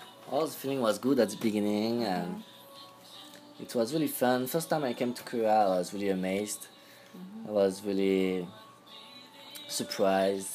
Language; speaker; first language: English; non-native, fluent; French